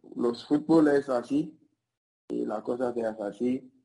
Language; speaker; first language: Spanish; non-native, fluent; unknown